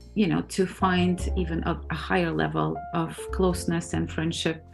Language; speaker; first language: English; non-native, fluent; Ukrainian